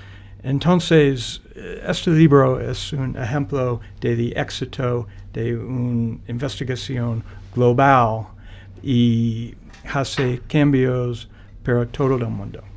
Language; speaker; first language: Spanish; non-native, learner; English